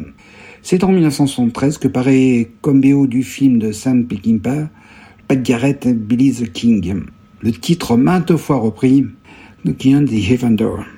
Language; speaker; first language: French; native; French